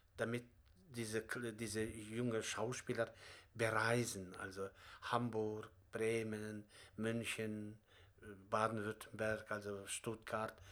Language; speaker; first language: German; non-native, fluent; Russian